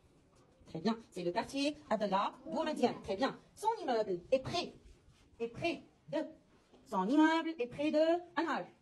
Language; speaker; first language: French; non-native, local second language; Arabic